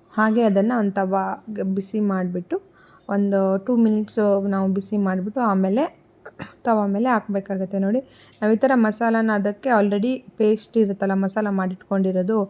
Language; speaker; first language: Kannada; non-native, local second language; Konkani